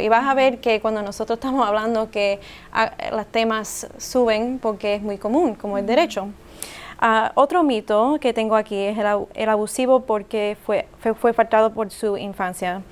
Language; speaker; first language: Spanish; early bilingual, heritage; Spanish